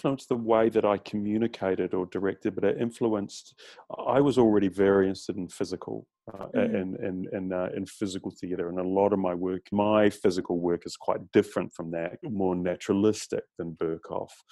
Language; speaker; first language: English; native; English